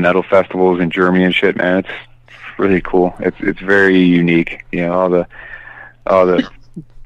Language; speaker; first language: English; native; English